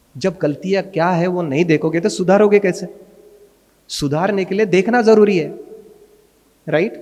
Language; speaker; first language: Hindi; non-native, local second language; Marathi